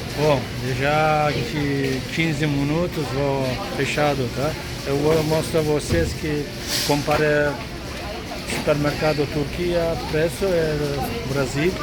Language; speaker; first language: Portuguese; non-native, learner; Turkish